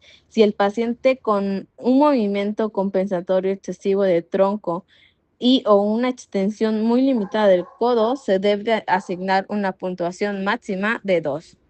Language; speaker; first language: Spanish; native; Spanish